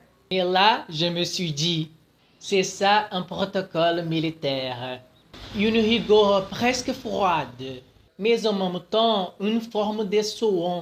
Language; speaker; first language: French; non-native, fluent; Portuguese